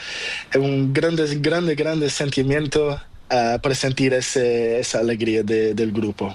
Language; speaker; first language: Spanish; non-native, learner; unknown